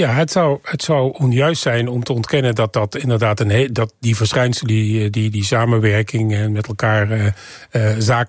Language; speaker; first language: Dutch; native; Dutch